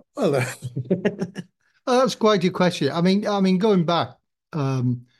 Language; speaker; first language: English; native; English